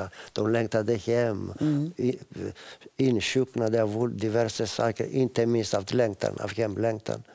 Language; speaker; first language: Swedish; non-native, fluent; Greek